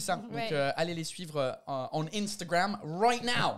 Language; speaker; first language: French; non-native, fluent; English